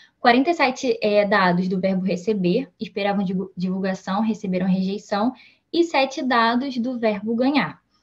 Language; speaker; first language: Portuguese; native; Portuguese